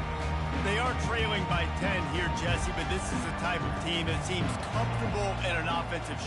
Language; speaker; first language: English; native; English